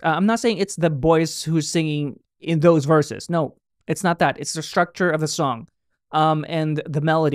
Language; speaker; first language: English; native; English